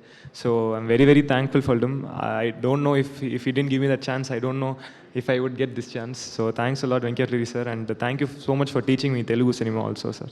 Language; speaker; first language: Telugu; non-native, learner; Tamil